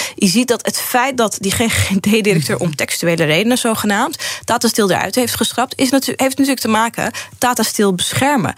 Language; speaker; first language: Dutch; early bilingual, other home language; Arabic